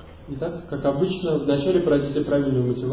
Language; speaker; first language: Russian; native; Russian